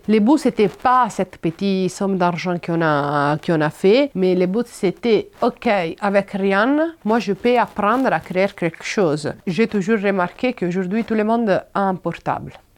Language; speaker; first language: French; non-native, fluent; Italian